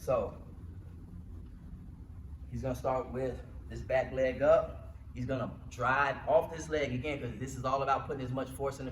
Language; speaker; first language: English; native; English